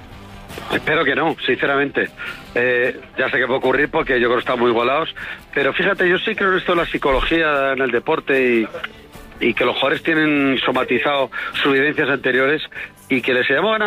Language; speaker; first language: Spanish; native; Spanish